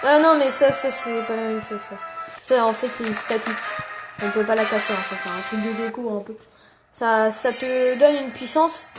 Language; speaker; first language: French; native; French